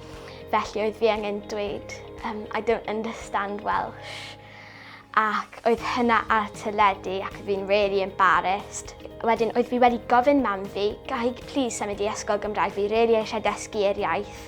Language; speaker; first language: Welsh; non-native, local second language; English